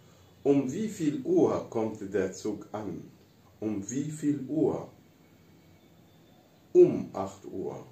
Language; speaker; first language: German; non-native, fluent; Arabic